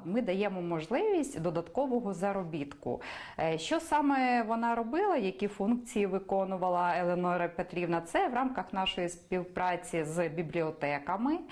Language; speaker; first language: Ukrainian; native; Ukrainian